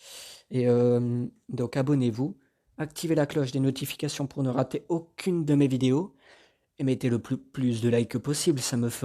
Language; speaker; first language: French; native; French